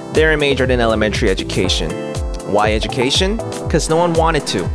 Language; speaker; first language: English; non-native, fluent; Korean